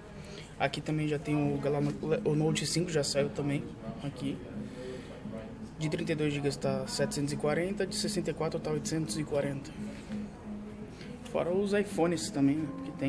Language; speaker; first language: Portuguese; native; Portuguese